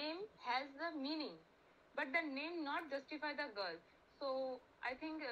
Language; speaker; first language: English; non-native, local second language; Bangla